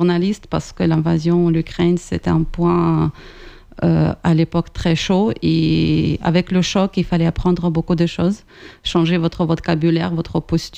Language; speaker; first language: French; non-native, fluent; Ukrainian